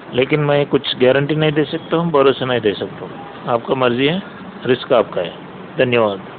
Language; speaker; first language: Hindi; non-native, local second language; Telugu